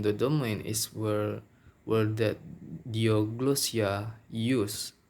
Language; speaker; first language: English; non-native, local second language; Minangkabau